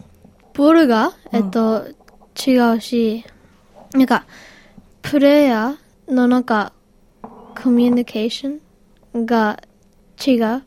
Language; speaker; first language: Japanese; early bilingual, heritage; Japanese